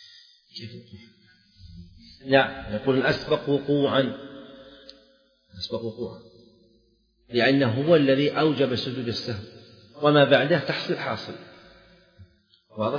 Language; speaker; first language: Arabic; native; Arabic